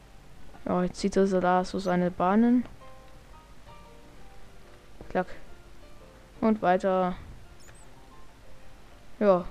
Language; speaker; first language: German; native; German